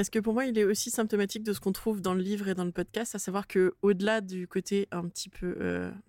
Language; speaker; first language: French; native; French